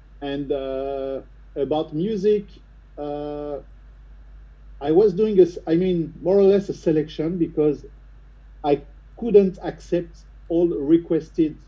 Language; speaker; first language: English; non-native, fluent; French